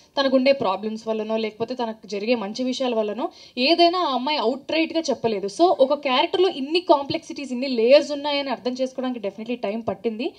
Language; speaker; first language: Telugu; native; Telugu